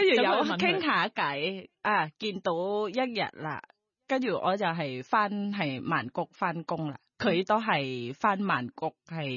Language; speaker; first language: Cantonese; non-native, learner; Thai